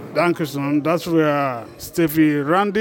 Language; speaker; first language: German; non-native, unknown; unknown